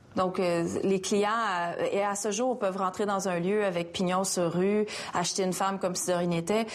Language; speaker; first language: French; native; French